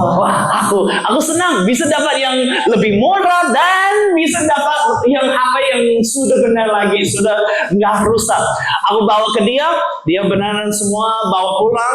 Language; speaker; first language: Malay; non-native, learner; English